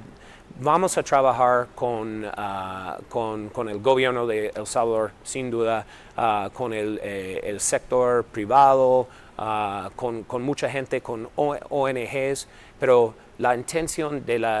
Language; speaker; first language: Spanish; non-native, fluent; English